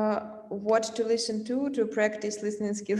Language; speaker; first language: English; non-native, fluent; Russian